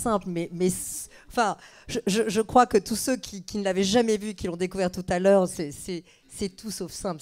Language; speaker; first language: French; native; French